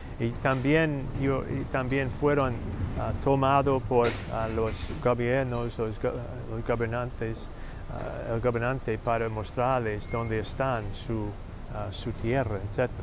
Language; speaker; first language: Spanish; non-native, learner; English